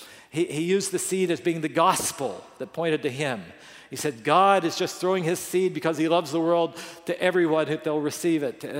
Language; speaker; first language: English; native; English